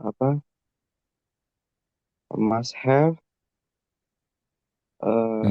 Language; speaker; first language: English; non-native, learner; Indonesian